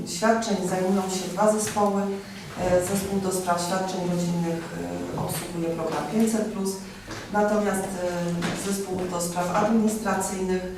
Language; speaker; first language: Polish; native; Polish